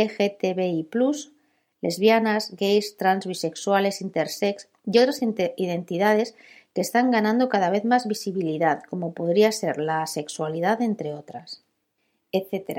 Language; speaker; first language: Spanish; native; Spanish